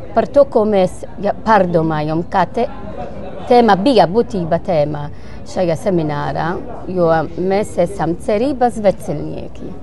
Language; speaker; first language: Latvian; non-native, learner; Maltese